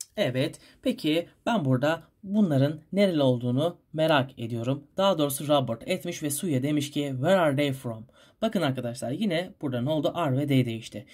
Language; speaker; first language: Turkish; native; Turkish